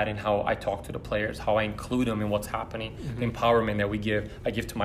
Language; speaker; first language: English; early bilingual, other home language; Portuguese